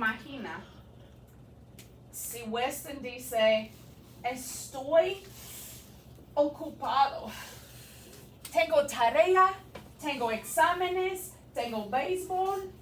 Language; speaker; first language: Spanish; non-native, fluent; English